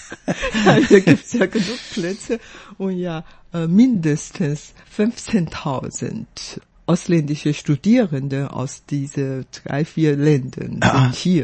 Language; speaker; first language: German; non-native, fluent; Chinese